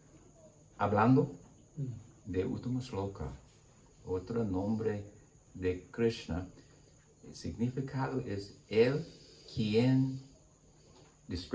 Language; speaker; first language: Spanish; non-native, learner; English